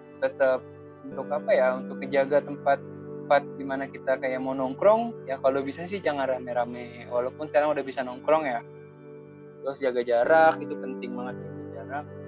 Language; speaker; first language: Indonesian; native; Indonesian